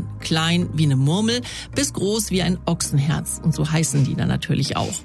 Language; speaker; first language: German; native; German